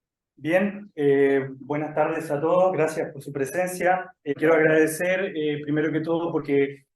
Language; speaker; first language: Spanish; native; Spanish